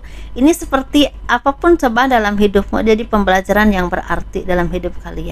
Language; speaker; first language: Indonesian; native; Indonesian